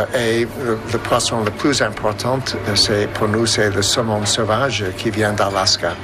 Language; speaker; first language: French; non-native, fluent; English